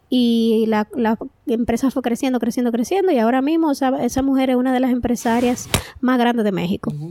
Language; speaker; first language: Spanish; native; Spanish